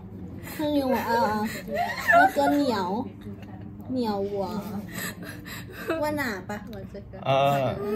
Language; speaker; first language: Chinese; non-native, learner; Lao